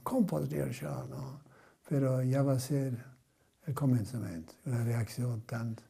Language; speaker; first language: Catalan; non-native, fluent; German